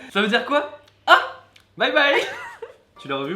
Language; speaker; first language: French; native; French